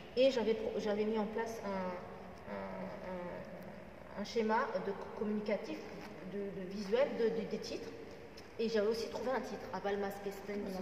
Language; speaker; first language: French; non-native, local second language; Arabic